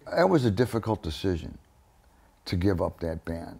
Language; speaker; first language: English; native; English